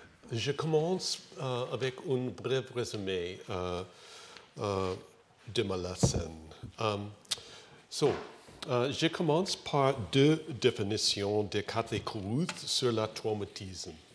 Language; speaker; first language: French; non-native, learner; English